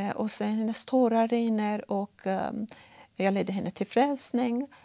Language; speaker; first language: Swedish; non-native, fluent; Persian